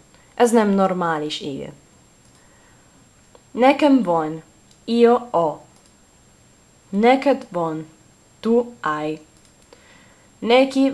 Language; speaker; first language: Hungarian; non-native, learner; Italian